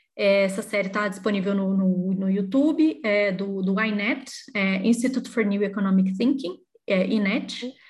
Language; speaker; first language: Portuguese; native; Portuguese